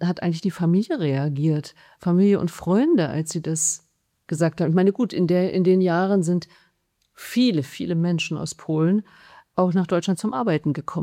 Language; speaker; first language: German; native; German